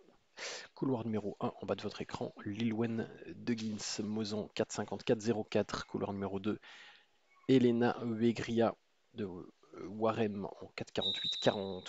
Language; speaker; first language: French; native; French